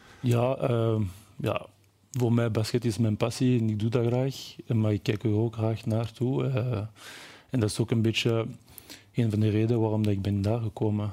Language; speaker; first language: Dutch; non-native, local second language; French